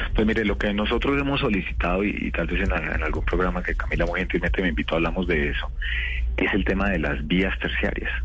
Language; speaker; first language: Spanish; native; Spanish